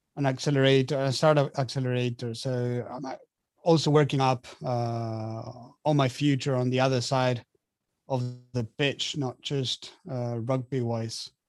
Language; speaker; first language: English; non-native, fluent; Spanish